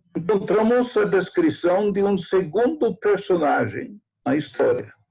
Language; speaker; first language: Portuguese; non-native, fluent; English